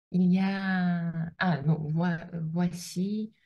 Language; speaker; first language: French; non-native, learner; Russian